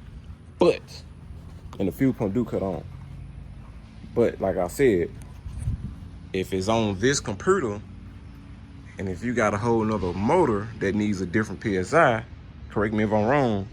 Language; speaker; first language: English; native; English